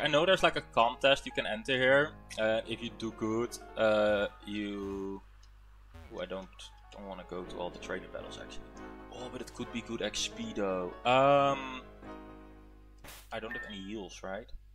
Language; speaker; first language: English; early bilingual, other home language; Dutch